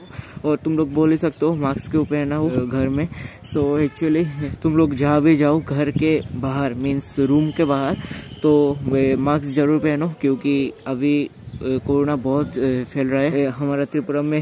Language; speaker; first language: Hindi; non-native, local second language; Bangla